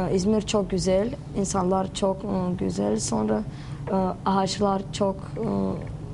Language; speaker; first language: Turkish; non-native, learner; Tajik